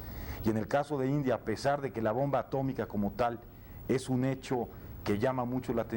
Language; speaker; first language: Spanish; native; Spanish